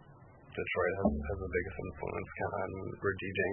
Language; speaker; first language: English; native; English